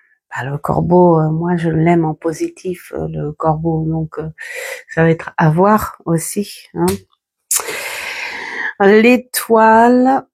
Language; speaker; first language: French; native; French